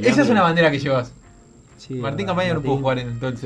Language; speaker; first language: Spanish; native; Spanish